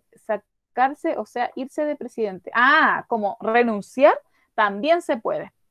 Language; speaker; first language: Spanish; native; Spanish